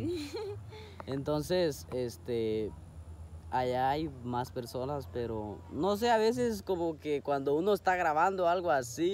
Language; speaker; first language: Spanish; native; Spanish